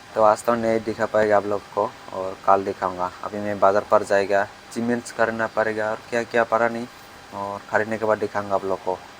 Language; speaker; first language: Hindi; non-native, local second language; Kok Borok